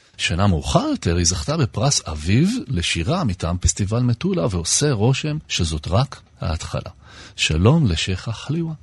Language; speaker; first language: Hebrew; native; Hebrew